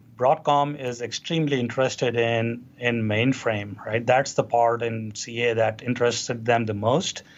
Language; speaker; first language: English; non-native, local second language; Hindi